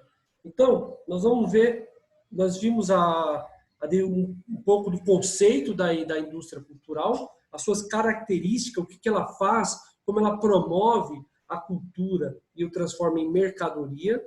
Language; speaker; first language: Portuguese; native; Portuguese